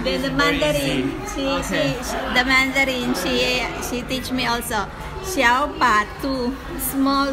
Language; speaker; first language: English; non-native, local second language; Filipino